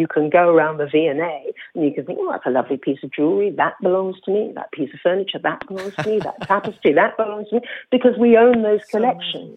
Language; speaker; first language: English; native; English